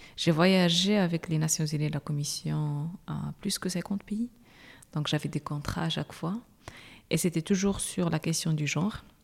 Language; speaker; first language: French; non-native, local second language; Arabic